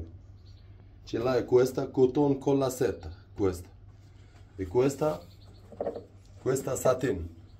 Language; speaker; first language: Italian; non-native, learner; Arabic